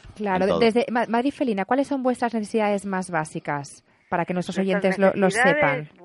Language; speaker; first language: Spanish; early bilingual, other home language; English